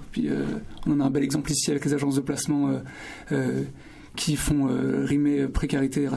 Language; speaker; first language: French; native; French